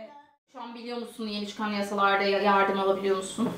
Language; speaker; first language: Turkish; native; Turkish